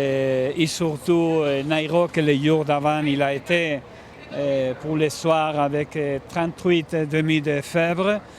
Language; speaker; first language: French; non-native, learner; Spanish